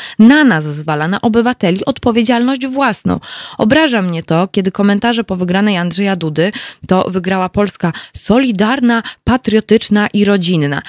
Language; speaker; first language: Polish; native; Polish